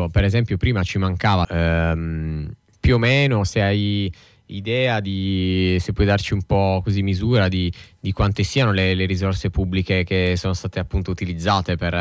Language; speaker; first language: Italian; native; Italian